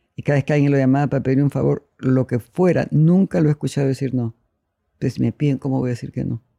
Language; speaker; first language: Spanish; native; Spanish